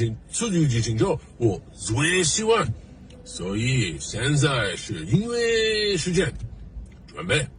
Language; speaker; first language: Chinese; non-native, learner; English